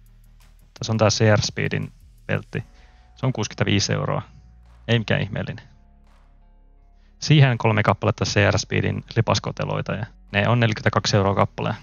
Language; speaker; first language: Finnish; native; Finnish